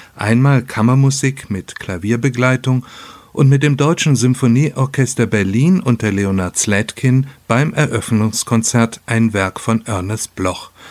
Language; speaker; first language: German; native; German